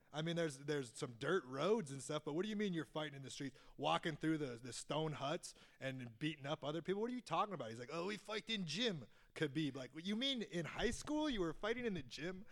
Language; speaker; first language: English; native; English